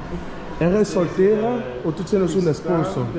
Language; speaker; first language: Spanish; non-native, learner; English